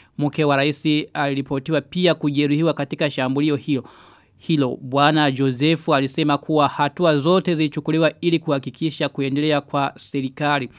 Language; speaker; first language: Swahili; non-native, local second language; Rundi